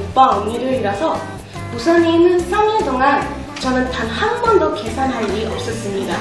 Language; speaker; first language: Korean; non-native, fluent; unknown